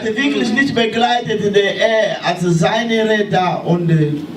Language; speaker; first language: German; non-native, learner; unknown